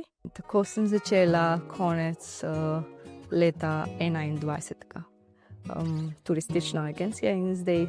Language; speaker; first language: Slovenian; non-native, learner; Divehi